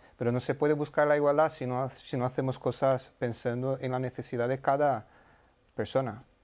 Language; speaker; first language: Spanish; non-native, fluent; Portuguese